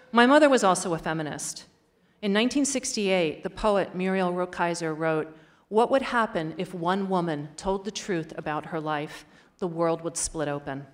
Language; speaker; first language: English; native; English